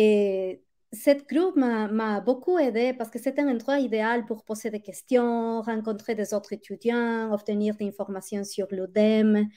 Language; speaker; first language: French; non-native, fluent; Spanish